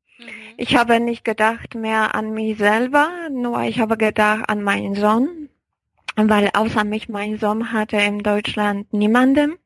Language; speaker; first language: German; non-native, fluent; Polish